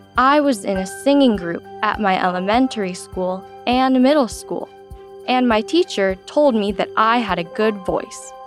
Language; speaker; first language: English; native; English